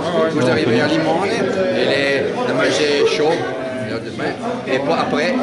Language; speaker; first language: French; non-native, learner; Italian